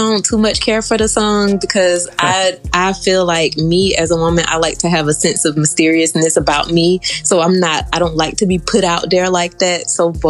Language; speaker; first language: English; native; English